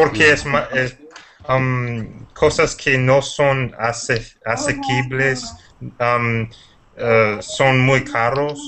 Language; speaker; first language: Spanish; non-native, learner; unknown